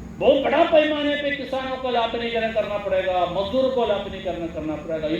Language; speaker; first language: Hindi; non-native, local second language; Malayalam